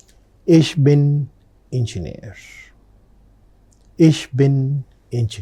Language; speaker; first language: German; non-native, fluent; Telugu